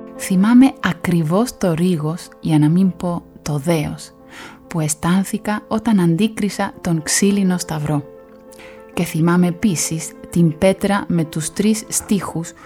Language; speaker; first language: Greek; non-native, fluent; Spanish